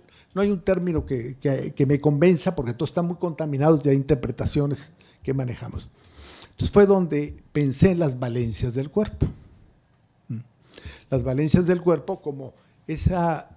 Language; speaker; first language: Spanish; native; Spanish